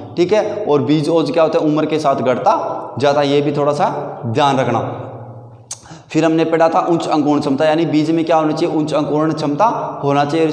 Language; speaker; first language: Hindi; native; Hindi